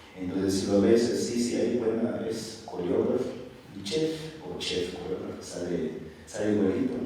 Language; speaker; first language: Spanish; non-native, fluent; Tsonga